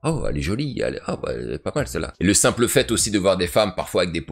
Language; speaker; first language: French; native; French